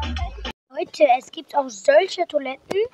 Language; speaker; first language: German; early bilingual, other home language; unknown